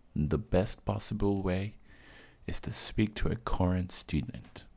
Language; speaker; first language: English; non-native, local second language; Yoruba